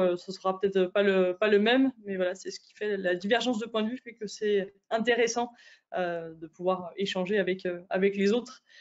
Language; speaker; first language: French; native; French